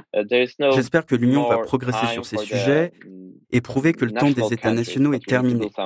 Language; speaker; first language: French; non-native, fluent; Polish